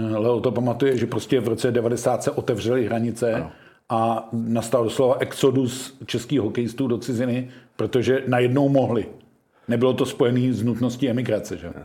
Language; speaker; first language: Czech; native; Czech